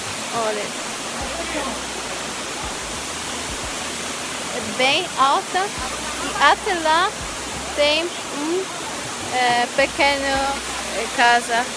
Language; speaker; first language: Portuguese; non-native, fluent; Polish